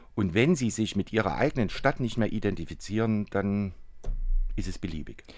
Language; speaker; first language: German; native; German